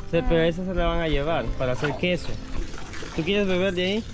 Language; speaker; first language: Spanish; native; Spanish